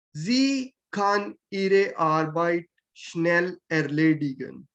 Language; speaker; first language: German; non-native, fluent; Hindi